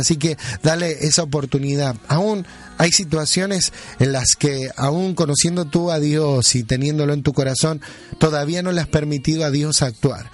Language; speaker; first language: Spanish; native; Spanish